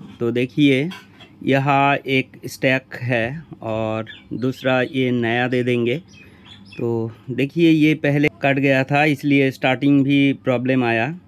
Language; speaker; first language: Hindi; non-native, local second language; Bangla